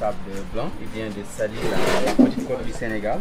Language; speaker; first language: French; non-native, local second language; Wolof